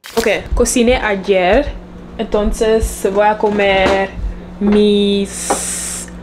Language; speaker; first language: Spanish; non-native, fluent; French